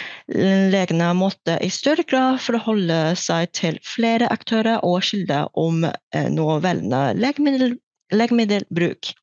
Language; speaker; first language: Norwegian; non-native, fluent; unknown